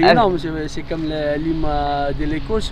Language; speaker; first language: French; non-native, learner; Fijian